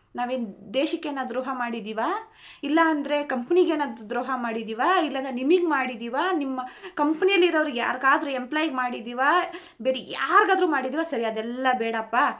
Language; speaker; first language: Kannada; non-native, local second language; Telugu